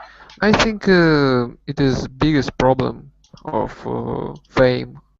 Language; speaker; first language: English; non-native, learner; Russian